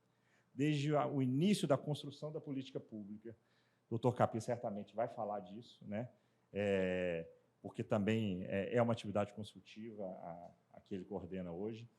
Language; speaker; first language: Portuguese; native; Portuguese